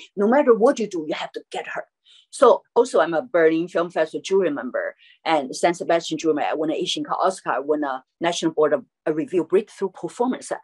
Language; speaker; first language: English; non-native, fluent; Chinese